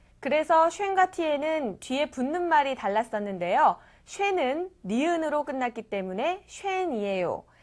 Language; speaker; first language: Korean; native; Korean